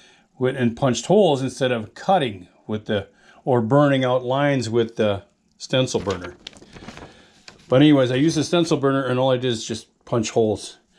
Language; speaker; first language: English; native; English